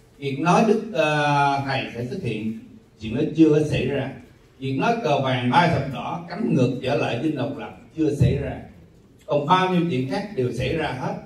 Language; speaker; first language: Vietnamese; native; Vietnamese